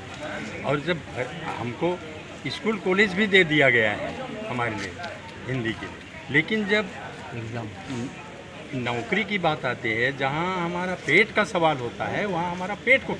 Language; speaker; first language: Hindi; non-native, local second language; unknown